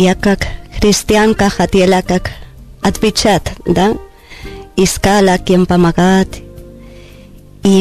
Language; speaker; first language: Russian; non-native, learner; Spanish